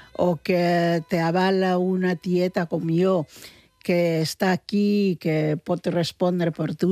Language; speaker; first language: Catalan; non-native, fluent; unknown